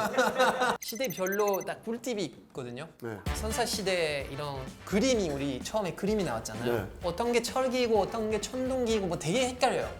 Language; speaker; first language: Korean; non-native, fluent; French